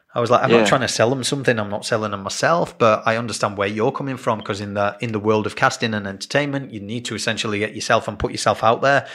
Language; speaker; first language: English; native; English